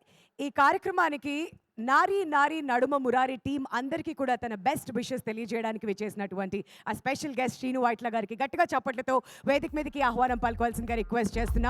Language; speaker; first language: Telugu; native; Telugu